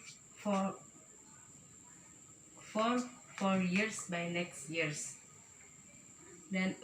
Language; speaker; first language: English; non-native, learner; Indonesian